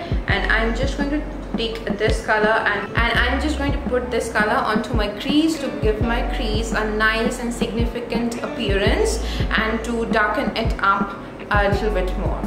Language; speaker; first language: English; non-native, local second language; Bangla